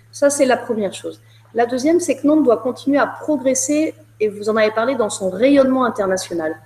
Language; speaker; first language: French; native; French